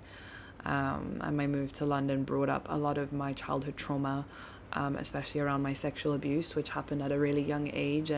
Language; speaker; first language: English; native; English